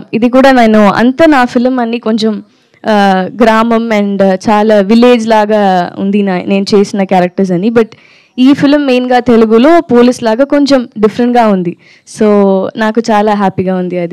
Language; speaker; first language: Telugu; non-native, learner; Tamil